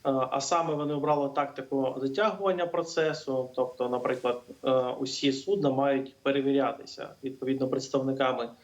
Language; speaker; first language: Ukrainian; native; Ukrainian